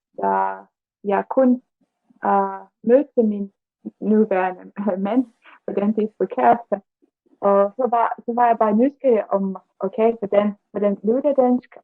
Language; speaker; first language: Danish; non-native, learner; Russian